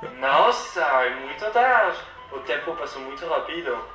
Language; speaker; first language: Portuguese; non-native, learner; French